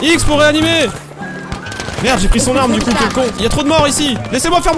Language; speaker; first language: French; native; French